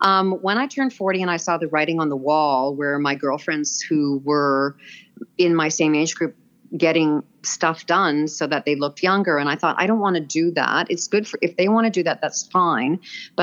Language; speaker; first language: English; native; English